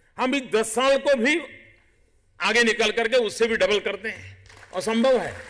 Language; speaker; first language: Hindi; non-native, local second language; Gujarati